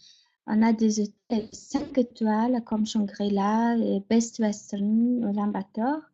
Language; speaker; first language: French; non-native, fluent; Mongolian